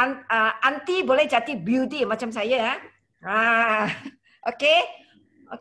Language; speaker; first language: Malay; non-native, local second language; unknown